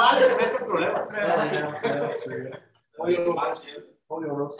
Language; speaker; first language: Spanish; non-native, learner; English